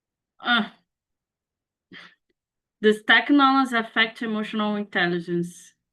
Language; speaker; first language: English; non-native, learner; Portuguese